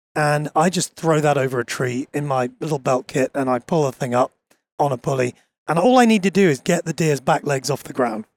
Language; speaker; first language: English; native; English